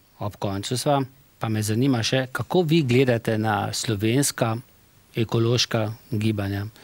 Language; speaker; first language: Slovenian; native; Slovenian